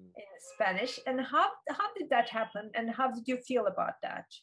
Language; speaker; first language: English; non-native, fluent; Turkish